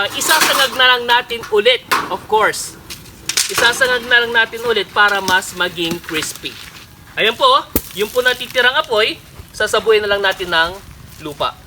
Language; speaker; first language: Filipino; non-native, local second language; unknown